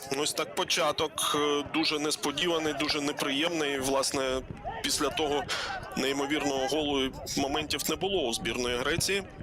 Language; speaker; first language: Ukrainian; native; Ukrainian